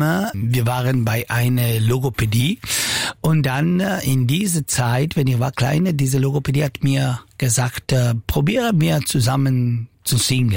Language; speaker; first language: German; non-native, local second language; Italian